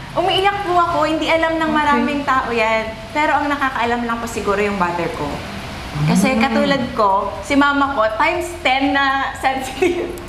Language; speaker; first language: Filipino; non-native, local second language; Iloko